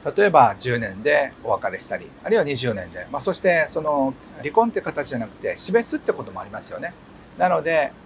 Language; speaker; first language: Japanese; native; Japanese